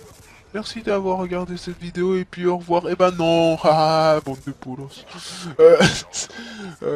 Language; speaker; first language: French; native; French